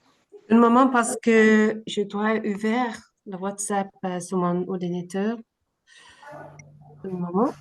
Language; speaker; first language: French; non-native, learner; English